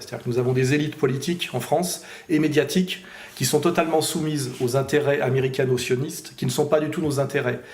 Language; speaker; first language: French; native; French